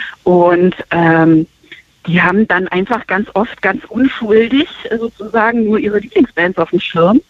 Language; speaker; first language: German; native; German